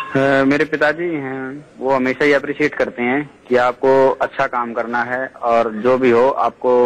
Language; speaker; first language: Hindi; native; Hindi